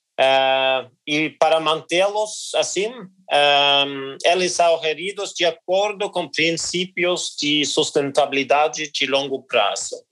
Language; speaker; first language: Portuguese; non-native, learner; Norwegian